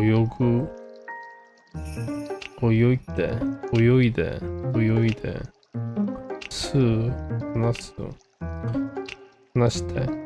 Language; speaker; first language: Japanese; non-native, learner; English